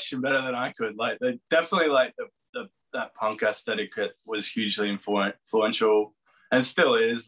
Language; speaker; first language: English; native; English